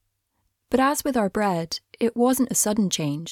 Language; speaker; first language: English; native; English